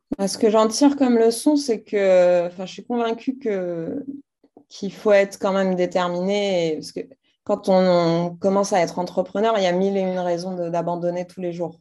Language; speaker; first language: French; non-native, local second language; Arabic